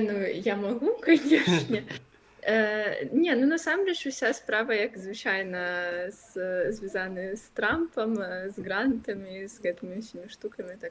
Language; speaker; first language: Belarusian; non-native, local second language; Russian